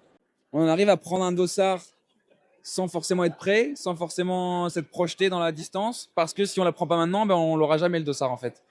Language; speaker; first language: French; native; French